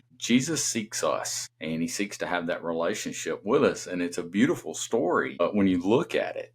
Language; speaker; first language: English; native; English